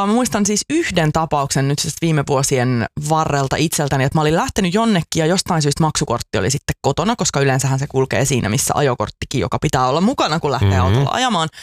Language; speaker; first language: Finnish; native; Finnish